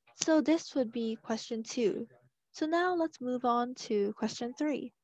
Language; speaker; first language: English; non-native, local second language; Chinese